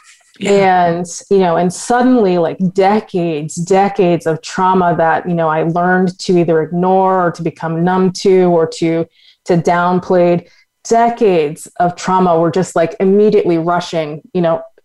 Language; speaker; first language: English; native; English